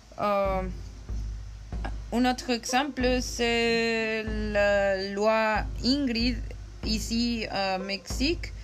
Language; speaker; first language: French; non-native, learner; Spanish